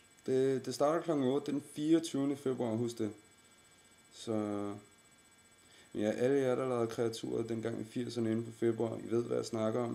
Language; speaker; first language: Danish; native; Danish